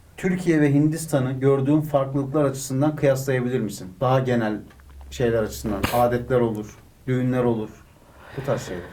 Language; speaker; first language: Turkish; native; Turkish